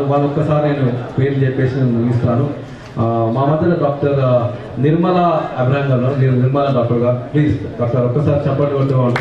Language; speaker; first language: Telugu; native; Telugu